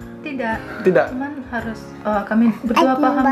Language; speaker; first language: Indonesian; non-native, fluent; Russian